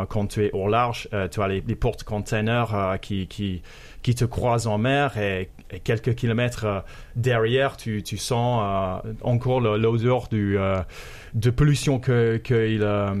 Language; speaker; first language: French; non-native, fluent; English